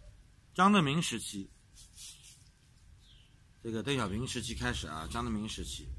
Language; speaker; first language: Chinese; native; Chinese